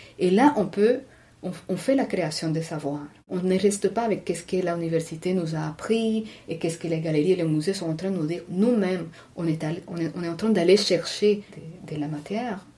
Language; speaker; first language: French; non-native, fluent; Spanish